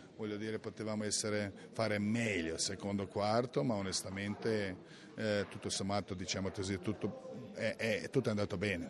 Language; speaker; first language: Italian; non-native, fluent; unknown